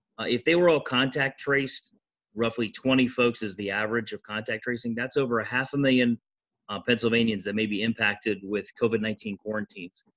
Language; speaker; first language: English; native; English